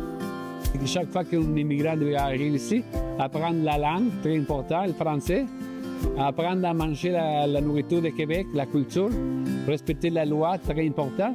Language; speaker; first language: French; non-native, fluent; Spanish